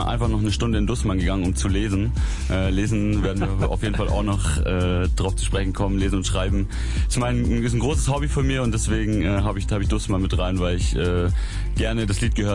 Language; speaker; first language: German; native; German